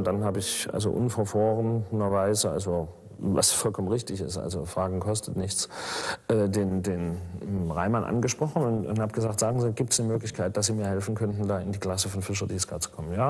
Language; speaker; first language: German; native; German